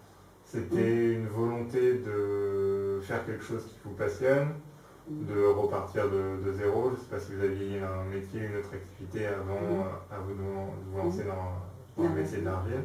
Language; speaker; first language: French; native; French